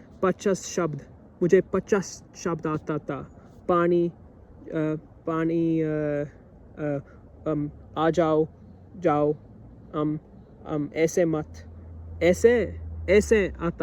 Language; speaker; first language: Hindi; non-native, learner; English